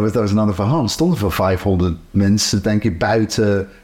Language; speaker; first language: Dutch; non-native, fluent; English